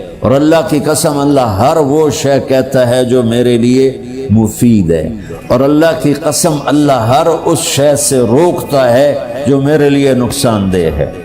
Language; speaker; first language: Urdu; non-native, local second language; Punjabi